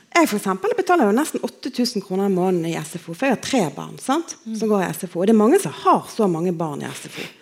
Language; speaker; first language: Norwegian; native; Norwegian